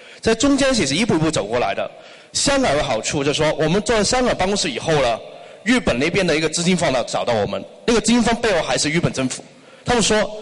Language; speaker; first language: Chinese; non-native, local second language; Cantonese